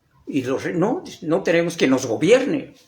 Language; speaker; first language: Spanish; native; Spanish